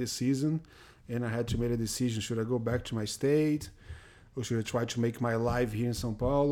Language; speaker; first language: English; non-native, fluent; Portuguese